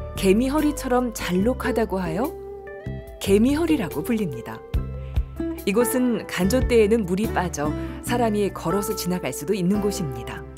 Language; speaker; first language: Korean; native; Korean